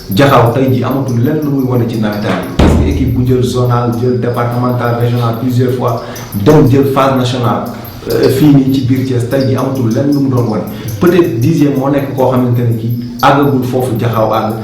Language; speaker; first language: Wolof; native; Wolof